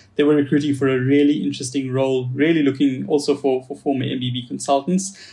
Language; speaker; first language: English; native; English